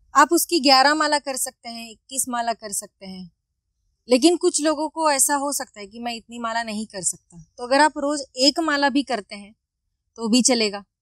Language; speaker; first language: Hindi; non-native, local second language; Marathi